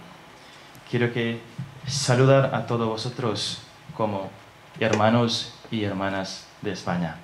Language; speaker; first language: Spanish; non-native, learner; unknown